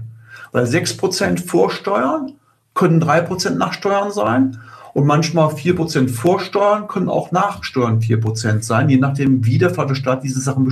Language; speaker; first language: German; native; German